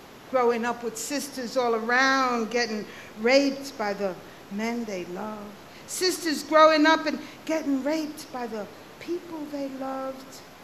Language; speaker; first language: English; early bilingual, other home language; Spanish